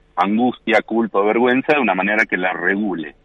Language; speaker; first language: Spanish; native; Spanish